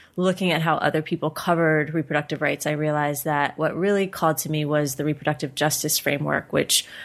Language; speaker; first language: English; native; English